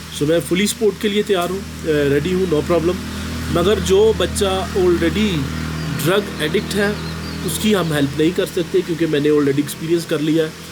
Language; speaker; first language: Urdu; non-native, local second language; Punjabi